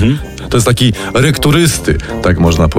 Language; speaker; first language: Polish; native; Polish